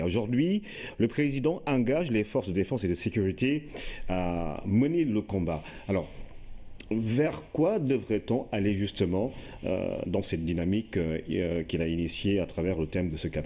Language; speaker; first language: French; non-native, local second language; Wolof